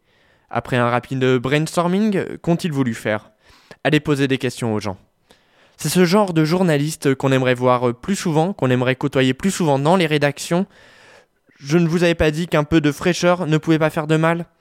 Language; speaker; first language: French; native; French